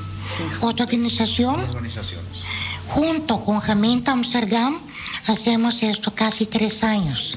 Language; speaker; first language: Spanish; non-native, fluent; Dutch